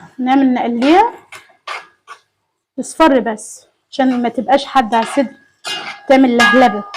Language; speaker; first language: Arabic; native; Arabic